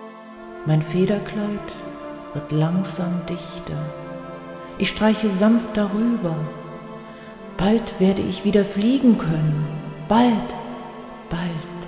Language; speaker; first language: German; native; German